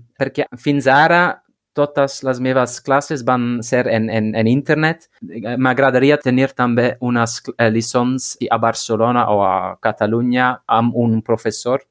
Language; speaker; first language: Catalan; non-native, learner; Dutch